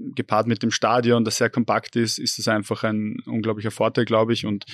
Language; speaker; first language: German; native; German